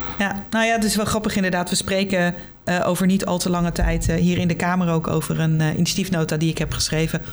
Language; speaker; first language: Dutch; native; Dutch